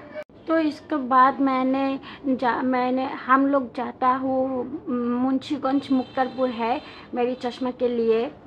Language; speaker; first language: Hindi; non-native, learner; Bangla